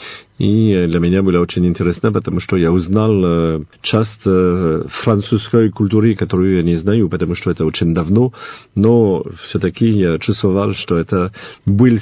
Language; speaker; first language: Russian; non-native, fluent; French